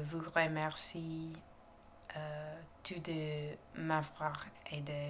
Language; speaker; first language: French; non-native, learner; English